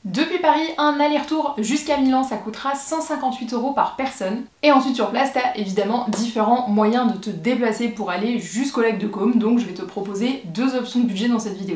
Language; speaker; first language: French; native; French